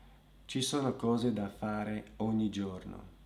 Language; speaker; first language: Italian; non-native, fluent; Slovak